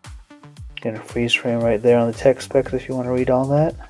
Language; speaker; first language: English; native; English